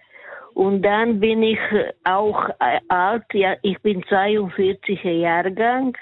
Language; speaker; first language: German; non-native, learner; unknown